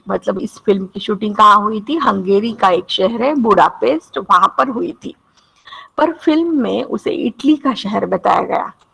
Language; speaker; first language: Hindi; non-native, local second language; Marathi